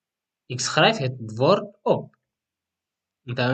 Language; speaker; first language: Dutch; non-native, learner; Tigrinya